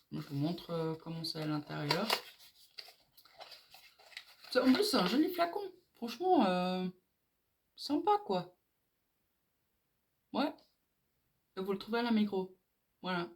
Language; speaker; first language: French; native; French